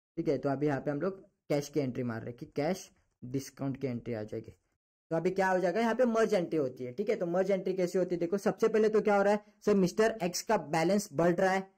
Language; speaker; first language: Hindi; non-native, local second language; Marathi